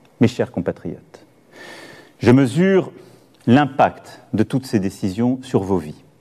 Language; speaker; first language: French; native; French